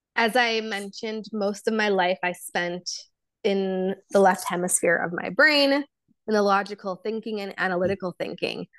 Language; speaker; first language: English; early bilingual, other home language; Polish